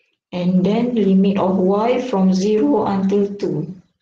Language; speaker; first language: English; non-native, local second language; Malay